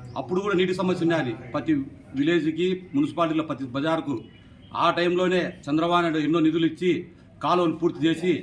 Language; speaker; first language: Telugu; native; Telugu